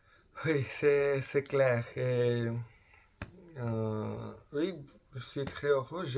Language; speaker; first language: French; non-native, learner; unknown